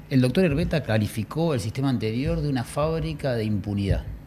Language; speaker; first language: Spanish; native; Spanish